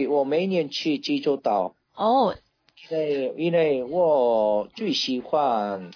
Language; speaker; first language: Chinese; non-native, learner; Korean